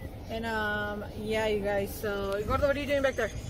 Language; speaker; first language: English; early bilingual, other home language; Spanish